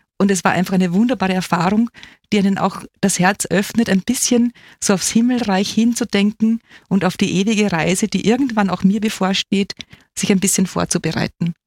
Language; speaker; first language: German; native; German